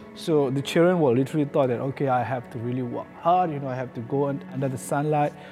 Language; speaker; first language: English; non-native, fluent; Burmese